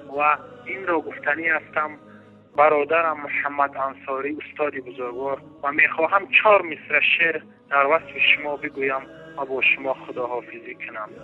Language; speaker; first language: Persian; native; Persian